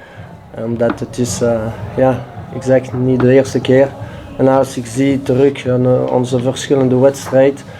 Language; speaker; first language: Dutch; non-native, learner; French